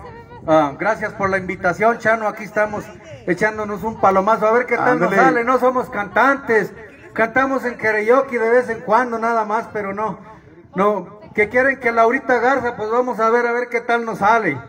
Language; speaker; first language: Spanish; native; Spanish